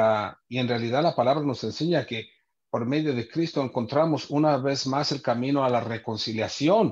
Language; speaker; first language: Spanish; native; Spanish